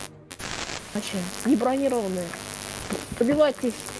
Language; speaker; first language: Russian; native; Russian